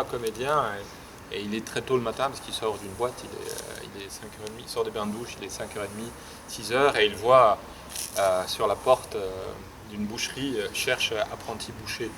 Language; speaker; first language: French; native; French